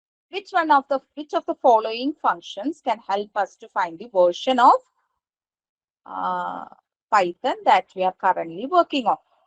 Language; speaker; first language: English; non-native, local second language; Malayalam